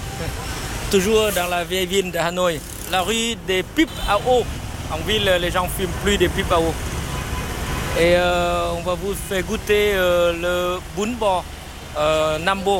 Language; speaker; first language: French; non-native, fluent; Vietnamese